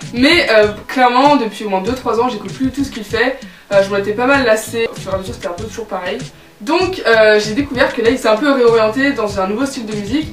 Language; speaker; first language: French; native; French